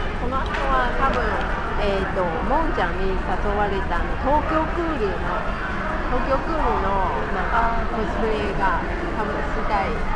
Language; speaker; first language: Japanese; non-native, fluent; Chinese